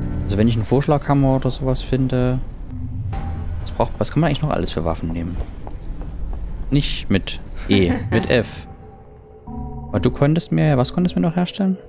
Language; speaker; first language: German; native; German